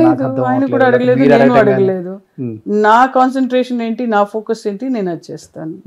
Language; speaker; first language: Telugu; non-native, local second language; Kannada